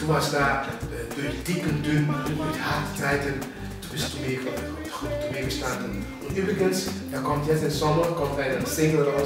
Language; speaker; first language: German; non-native, fluent; Papiamento